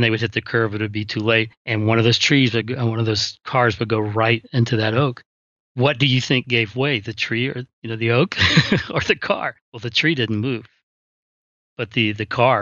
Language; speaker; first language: English; native; English